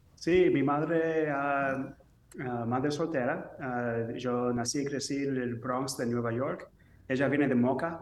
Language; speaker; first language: Spanish; early bilingual, heritage; English